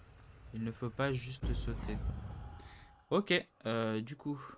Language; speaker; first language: French; native; French